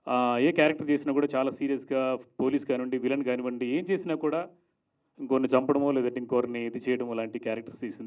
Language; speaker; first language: Telugu; native; Telugu